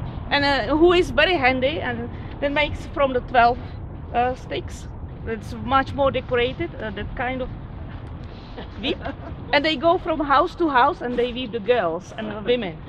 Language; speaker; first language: English; non-native, fluent; Czech